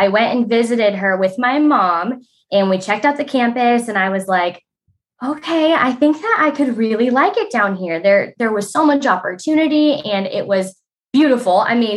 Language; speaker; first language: English; native; English